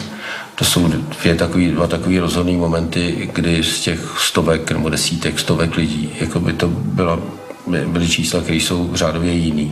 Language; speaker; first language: Czech; native; Czech